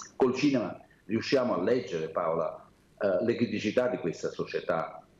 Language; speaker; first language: Italian; native; Italian